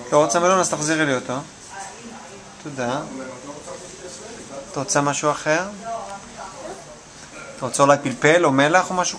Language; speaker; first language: Hebrew; native; Hebrew